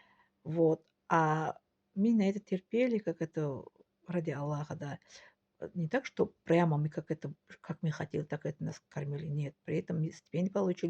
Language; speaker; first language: Russian; non-native, local second language; Tajik